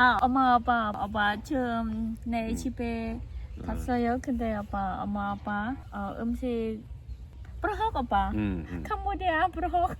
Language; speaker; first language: Korean; non-native, learner; Khmer